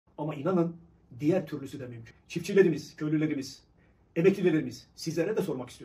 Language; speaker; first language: Turkish; native; Turkish